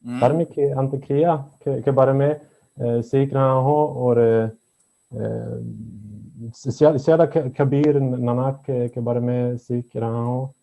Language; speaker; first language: Hindi; non-native, learner; Swedish